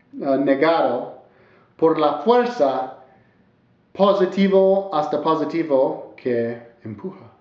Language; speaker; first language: Spanish; non-native, learner; English